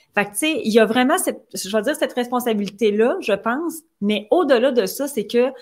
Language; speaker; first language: French; native; French